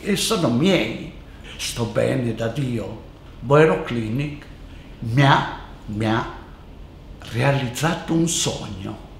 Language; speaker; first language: Italian; native; Italian